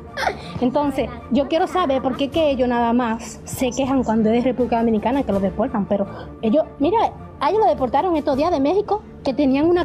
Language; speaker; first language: Spanish; native; Spanish